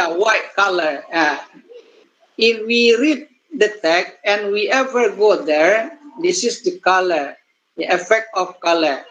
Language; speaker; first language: English; non-native, learner; Indonesian